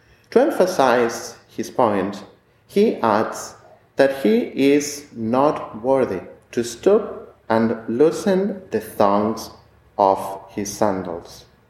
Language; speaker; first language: English; non-native, fluent; Spanish